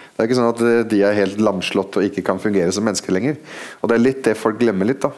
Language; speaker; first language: Norwegian; non-native, fluent; Arabic